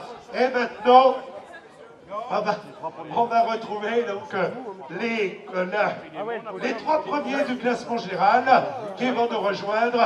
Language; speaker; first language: French; native; French